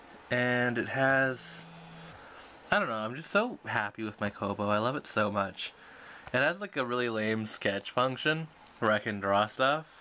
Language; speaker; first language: English; native; English